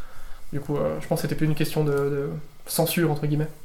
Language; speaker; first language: French; native; French